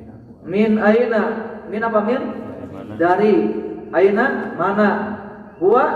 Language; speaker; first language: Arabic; non-native, fluent; Indonesian